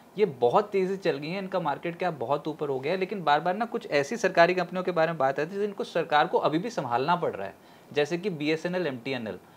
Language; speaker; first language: Hindi; native; Hindi